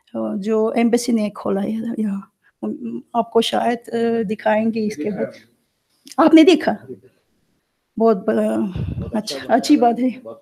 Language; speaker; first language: Hindi; non-native, fluent; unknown